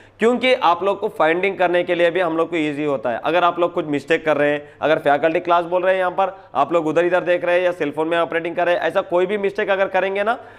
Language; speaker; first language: Hindi; non-native, local second language; Telugu